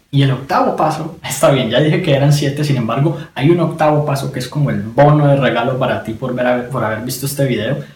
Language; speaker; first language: Spanish; native; Spanish